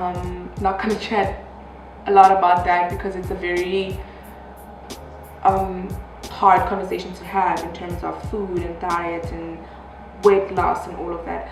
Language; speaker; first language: English; non-native, local second language; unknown